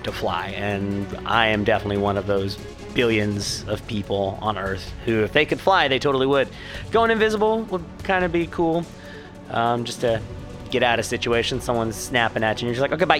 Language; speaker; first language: English; native; English